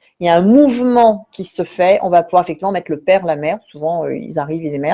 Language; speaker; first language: French; native; French